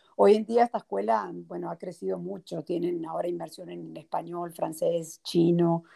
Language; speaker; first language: Spanish; native; Spanish